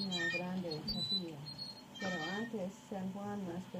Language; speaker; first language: Spanish; non-native, learner; English